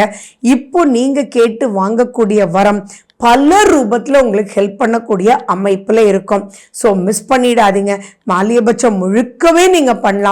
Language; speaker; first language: Tamil; native; Tamil